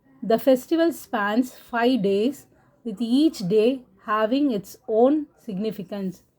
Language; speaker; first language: English; non-native, local second language; Tamil